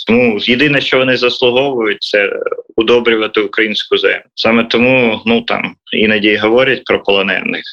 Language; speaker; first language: Ukrainian; native; Ukrainian